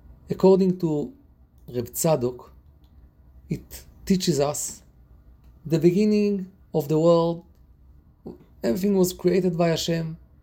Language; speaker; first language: English; non-native, fluent; Hebrew